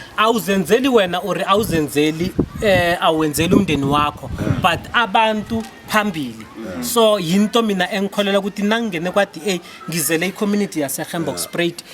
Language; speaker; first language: Zulu; non-native, local second language; South Ndebele